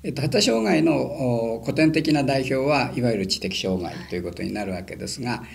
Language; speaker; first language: Japanese; native; Japanese